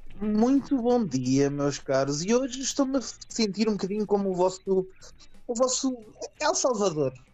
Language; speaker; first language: Portuguese; native; Portuguese